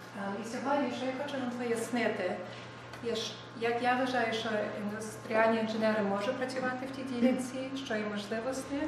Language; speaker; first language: Ukrainian; early bilingual, heritage; Ukrainian